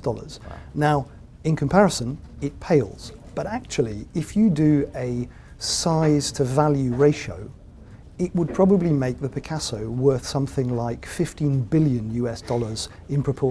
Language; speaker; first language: English; native; English